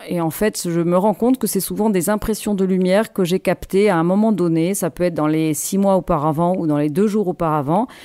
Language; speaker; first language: French; native; French